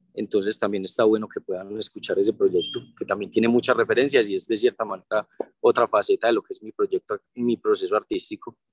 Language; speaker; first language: Spanish; native; Spanish